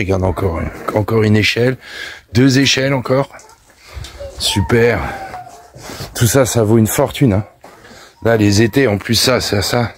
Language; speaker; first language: French; native; French